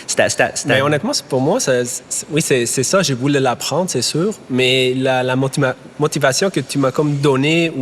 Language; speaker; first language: French; non-native, fluent; German